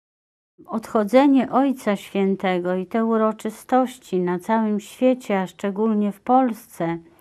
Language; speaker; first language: Polish; native; Polish